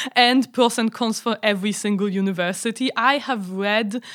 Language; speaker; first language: English; non-native, fluent; Polish